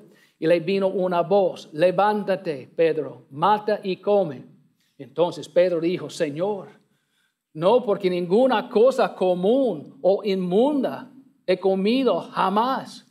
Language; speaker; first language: Spanish; non-native, learner; English